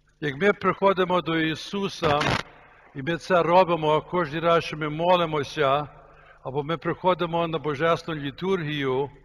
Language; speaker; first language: Ukrainian; early bilingual, heritage; Ukrainian